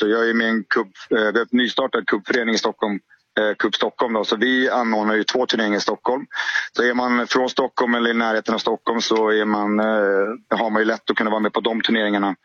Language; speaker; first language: Swedish; native; Swedish